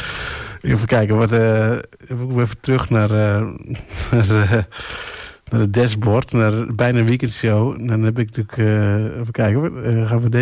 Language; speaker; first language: Dutch; native; Dutch